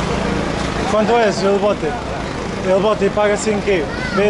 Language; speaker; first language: Spanish; non-native, learner; Portuguese